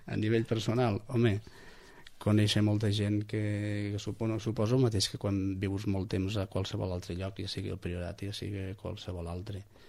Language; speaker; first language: Catalan; native; Catalan